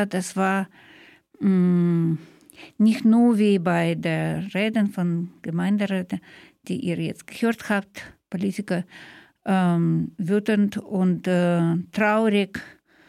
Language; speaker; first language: German; non-native, fluent; Ukrainian